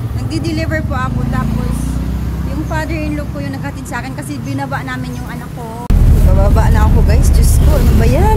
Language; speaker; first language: Filipino; native; Filipino